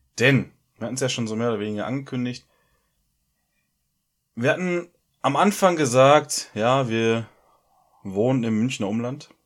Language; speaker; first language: German; native; German